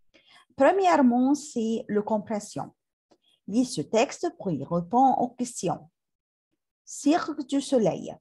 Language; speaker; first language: French; non-native, learner; Arabic